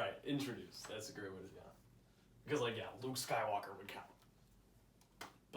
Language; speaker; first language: English; native; English